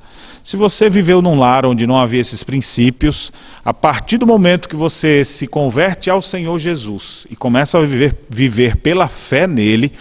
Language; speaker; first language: Portuguese; native; Portuguese